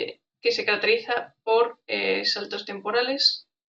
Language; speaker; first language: Spanish; native; Spanish